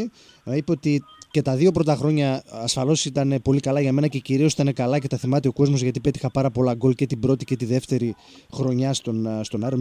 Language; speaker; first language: Greek; native; Greek